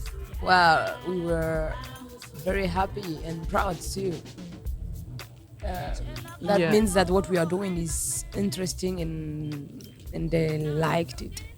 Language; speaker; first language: English; non-native, fluent; French